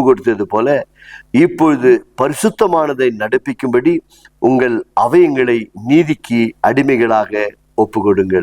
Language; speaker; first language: Tamil; native; Tamil